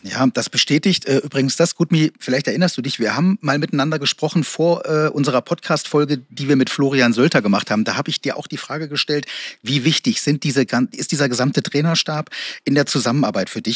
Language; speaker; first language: German; native; German